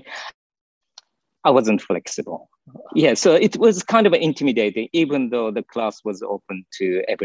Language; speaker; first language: English; non-native, fluent; Japanese